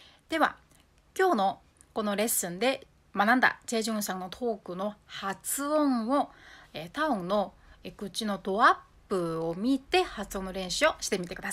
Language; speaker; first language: Japanese; non-native, fluent; Korean